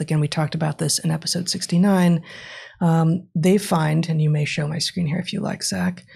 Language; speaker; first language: English; native; English